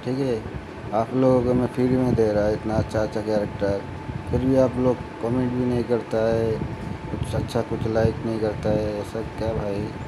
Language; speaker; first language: Hindi; non-native, local second language; Bangla